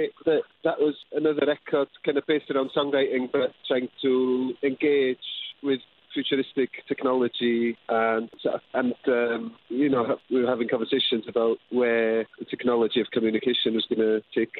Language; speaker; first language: English; non-native, local second language; Welsh